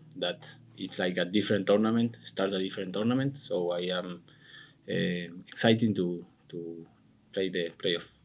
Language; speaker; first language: English; non-native, learner; Spanish